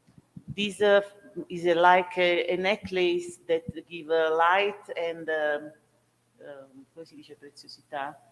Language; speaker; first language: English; non-native, learner; Italian